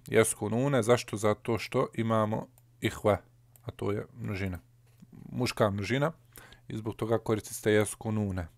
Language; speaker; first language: Bosnian; early bilingual, heritage; Bosnian